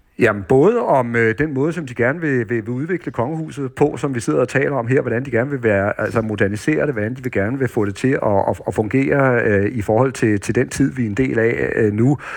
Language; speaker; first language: Danish; native; Danish